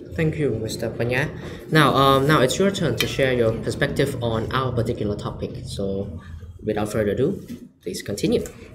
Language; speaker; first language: English; non-native, fluent; Khmer